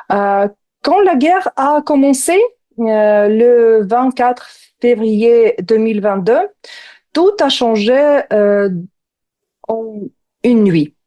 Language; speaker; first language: French; non-native, fluent; Ukrainian